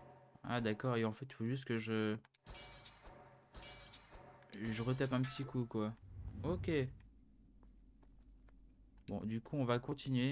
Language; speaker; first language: French; native; French